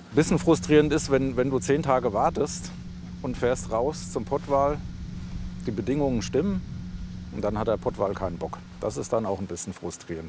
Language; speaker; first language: German; native; German